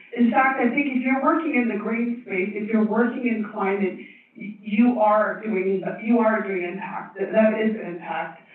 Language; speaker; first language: English; non-native, fluent; Chinese